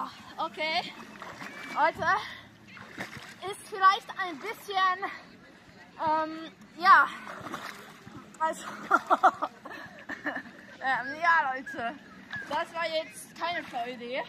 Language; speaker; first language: German; early bilingual, other home language; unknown